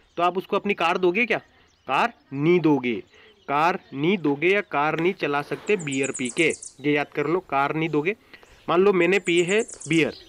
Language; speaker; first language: Hindi; native; Hindi